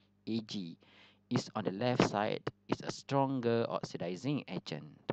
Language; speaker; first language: English; non-native, local second language; Malay